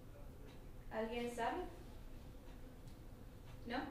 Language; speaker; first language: Spanish; non-native, learner; English